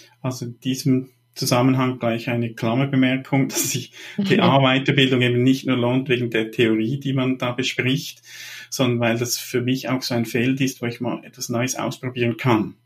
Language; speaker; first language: German; native; German